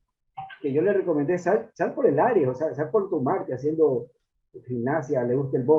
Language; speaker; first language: Spanish; native; Spanish